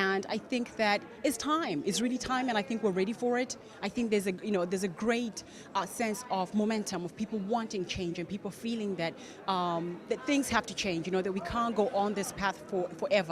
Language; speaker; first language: English; non-native, local second language; Tswana